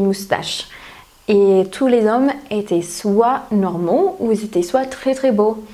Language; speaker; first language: French; non-native, fluent; English